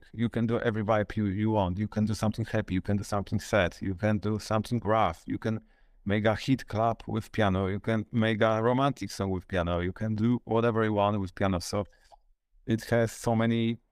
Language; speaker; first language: English; non-native, fluent; Polish